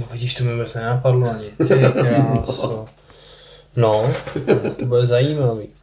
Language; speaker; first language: Czech; native; Czech